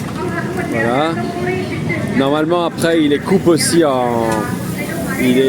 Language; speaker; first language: French; native; French